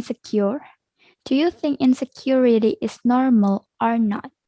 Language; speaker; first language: English; non-native, learner; Indonesian